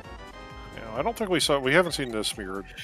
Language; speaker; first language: English; native; English